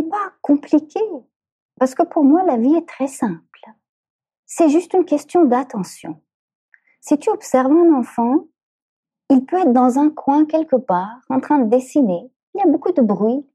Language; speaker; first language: French; native; French